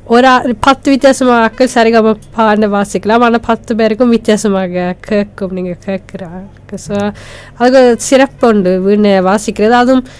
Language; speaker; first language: Tamil; native; Tamil